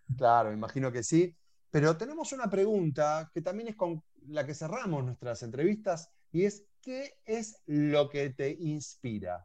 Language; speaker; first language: Spanish; native; Spanish